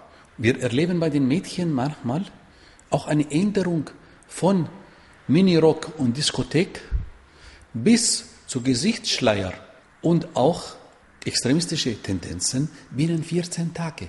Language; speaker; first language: German; non-native, fluent; Arabic